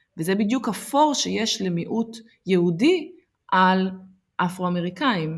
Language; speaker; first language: Hebrew; early bilingual, other home language; Amharic